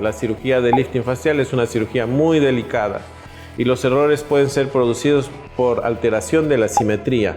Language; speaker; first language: Spanish; native; Spanish